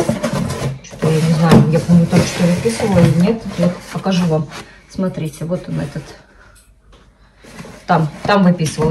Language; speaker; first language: Russian; native; Russian